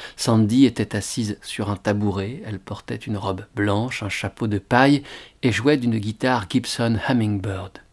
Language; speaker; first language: French; native; French